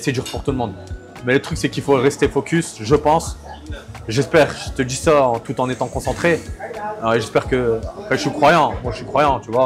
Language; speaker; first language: French; native; French